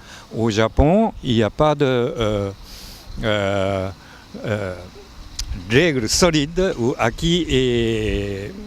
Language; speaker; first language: French; non-native, fluent; Japanese